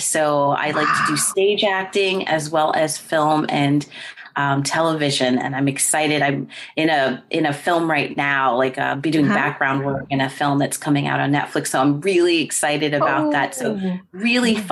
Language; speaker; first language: English; native; English